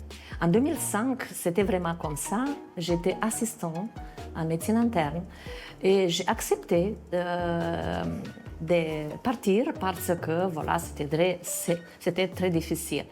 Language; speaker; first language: French; non-native, fluent; Romanian